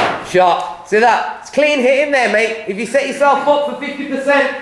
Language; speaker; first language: English; native; English